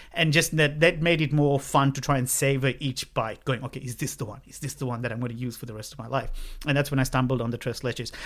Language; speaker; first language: English; non-native, local second language; Sinhala